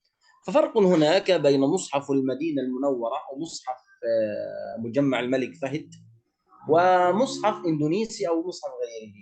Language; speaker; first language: Arabic; native; Arabic